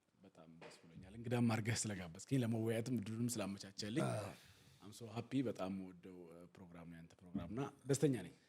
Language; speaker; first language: Amharic; non-native, local second language; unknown